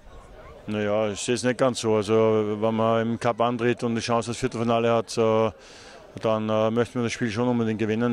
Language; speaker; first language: German; native; German